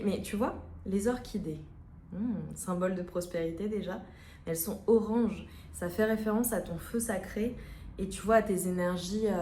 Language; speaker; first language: French; native; French